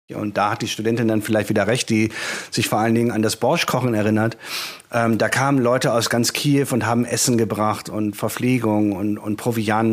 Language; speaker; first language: German; native; German